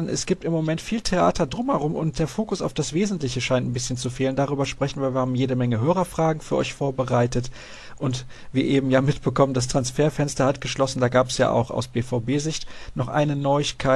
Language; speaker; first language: German; native; German